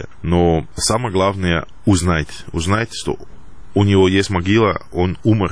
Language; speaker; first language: Russian; non-native, fluent; Dutch